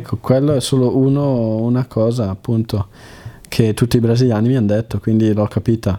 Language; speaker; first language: Italian; native; Italian